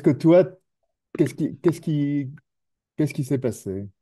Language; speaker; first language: French; native; French